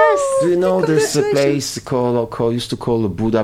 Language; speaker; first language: English; non-native, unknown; Polish